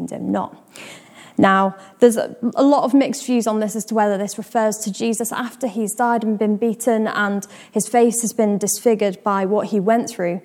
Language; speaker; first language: English; native; English